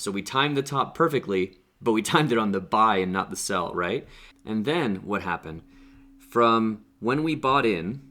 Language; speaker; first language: English; native; English